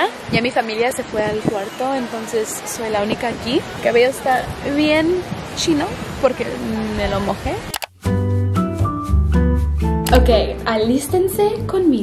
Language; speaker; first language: Spanish; early bilingual, heritage; Spanish